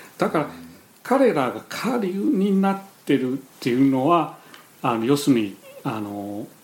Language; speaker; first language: Japanese; non-native, fluent; Chinese